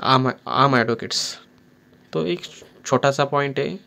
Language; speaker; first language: Hindi; non-native, local second language; Marathi